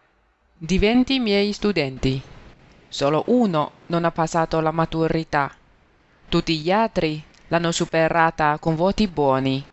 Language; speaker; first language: Italian; non-native, fluent; Chinese